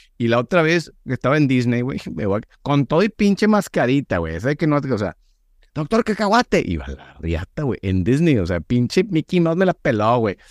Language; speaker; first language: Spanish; native; Spanish